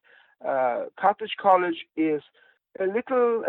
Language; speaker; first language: English; non-native, fluent; Italian